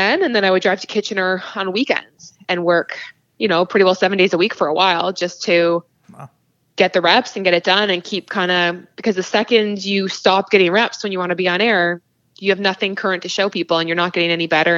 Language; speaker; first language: English; native; English